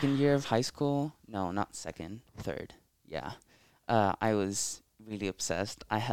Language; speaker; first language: English; non-native, fluent; Italian